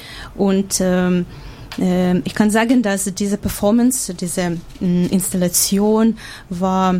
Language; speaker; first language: German; non-native, learner; Ukrainian